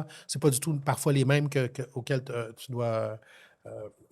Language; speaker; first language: French; native; French